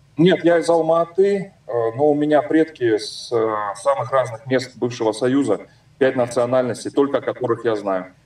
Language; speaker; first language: Russian; native; Russian